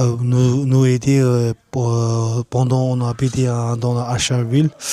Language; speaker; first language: French; non-native, learner; Tibetan